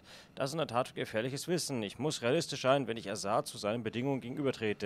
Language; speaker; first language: German; native; German